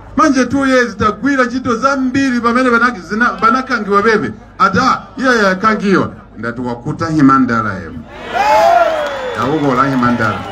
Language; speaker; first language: Nyanja; non-native, local second language; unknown